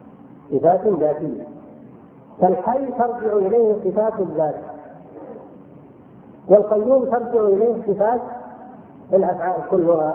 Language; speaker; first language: Arabic; native; Arabic